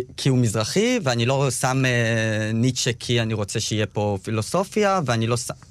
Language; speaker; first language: Hebrew; early bilingual, other home language; Russian